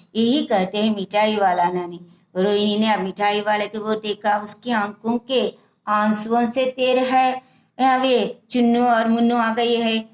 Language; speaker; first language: Hindi; non-native, local second language; Telugu